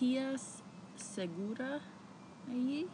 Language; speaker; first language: Spanish; non-native, learner; English